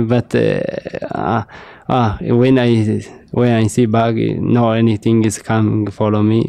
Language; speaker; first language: English; non-native, learner; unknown